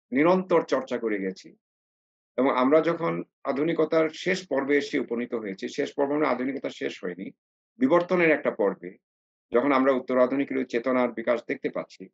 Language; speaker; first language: Bangla; non-native, local second language; Sylheti